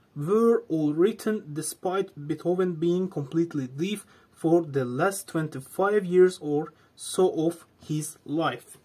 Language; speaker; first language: English; non-native, fluent; Azerbaijani